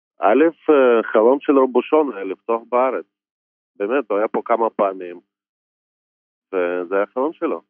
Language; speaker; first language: Hebrew; non-native, fluent; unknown